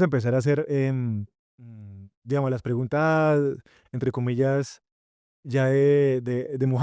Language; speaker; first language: Spanish; native; Spanish